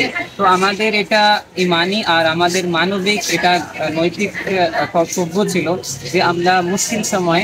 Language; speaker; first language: Bangla; non-native, fluent; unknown